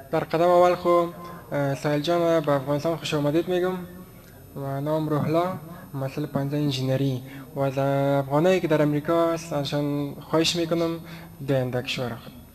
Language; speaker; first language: Persian; native; Persian